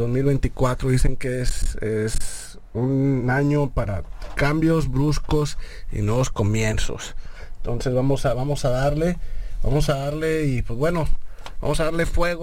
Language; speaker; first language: Spanish; native; Spanish